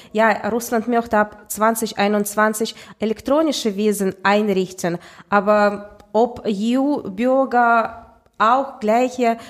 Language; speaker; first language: German; non-native, fluent; Russian